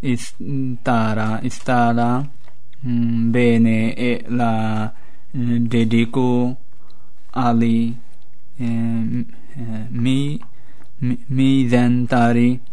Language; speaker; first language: Italian; non-native, learner; Bangla